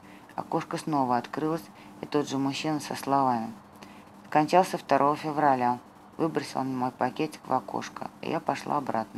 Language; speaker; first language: Russian; native; Russian